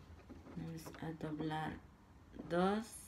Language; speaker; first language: Spanish; non-native, local second language; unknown